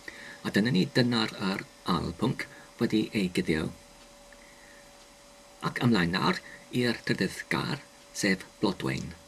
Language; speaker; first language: Welsh; non-native, learner; English